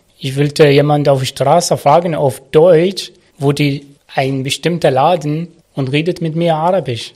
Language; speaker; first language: German; non-native, learner; Arabic